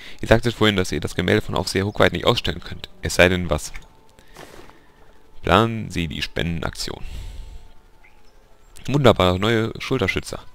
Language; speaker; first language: German; native; German